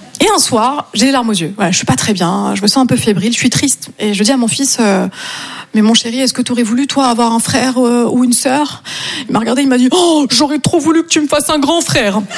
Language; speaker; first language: French; native; French